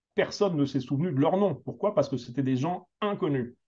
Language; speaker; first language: French; native; French